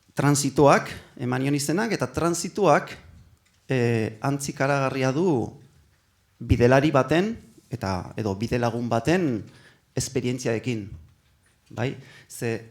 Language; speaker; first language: Basque; non-native, local second language; Spanish